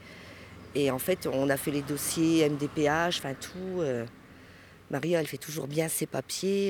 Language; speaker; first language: French; native; French